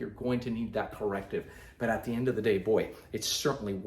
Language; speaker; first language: English; native; English